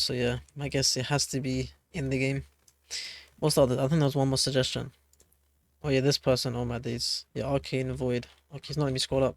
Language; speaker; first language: English; native; English